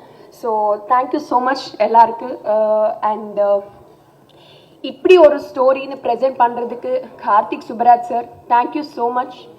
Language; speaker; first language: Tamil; non-native, fluent; Telugu